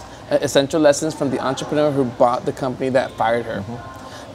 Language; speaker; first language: English; early bilingual, other home language; Spanish